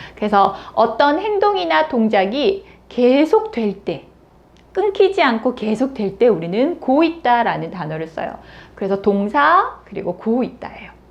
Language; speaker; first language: Korean; native; Korean